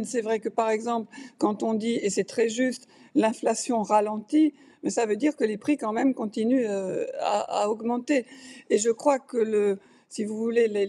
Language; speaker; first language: French; native; French